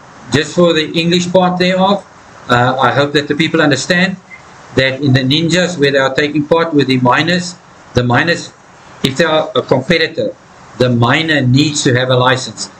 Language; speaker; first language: English; non-native, local second language; Afrikaans